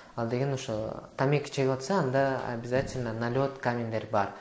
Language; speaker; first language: Russian; non-native, local second language; Kyrgyz